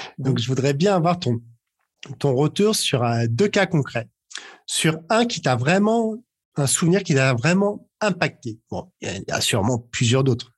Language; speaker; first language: French; native; French